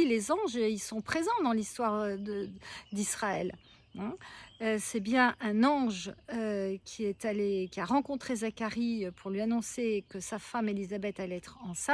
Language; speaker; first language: French; native; French